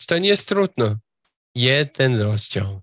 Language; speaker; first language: Polish; non-native, fluent; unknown